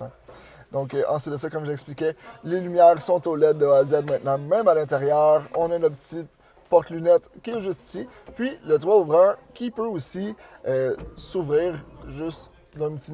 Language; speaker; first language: French; native; French